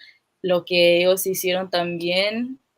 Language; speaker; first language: Spanish; non-native, fluent; English